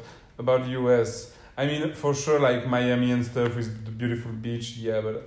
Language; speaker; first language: English; non-native, fluent; French